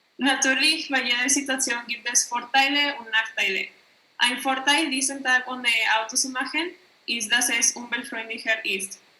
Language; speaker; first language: German; non-native, learner; Spanish